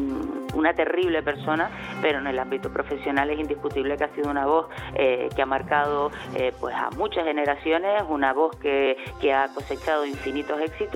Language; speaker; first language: Spanish; native; Spanish